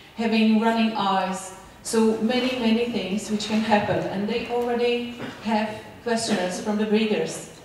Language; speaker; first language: English; non-native, fluent; Czech